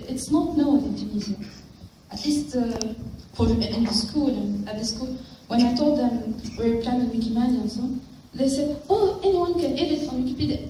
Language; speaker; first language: English; non-native, local second language; Arabic